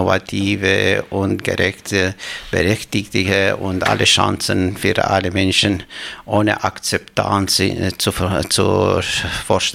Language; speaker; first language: German; non-native, fluent; Albanian